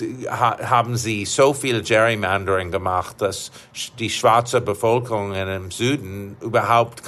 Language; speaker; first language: German; non-native, fluent; English